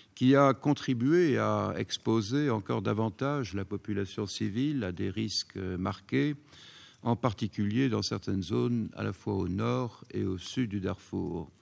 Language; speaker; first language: French; native; French